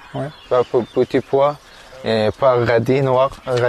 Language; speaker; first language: French; non-native, learner; Persian